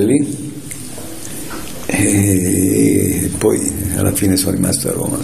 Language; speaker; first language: Italian; native; Italian